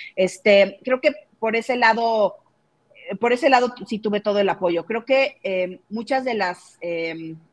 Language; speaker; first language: Spanish; native; Spanish